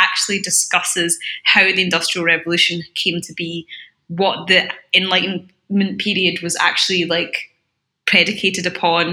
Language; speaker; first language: English; native; English